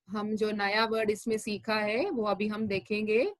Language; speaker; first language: Hindi; non-native, local second language; Malayalam